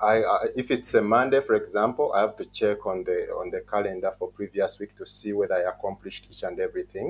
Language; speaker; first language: English; non-native, local second language; Ganda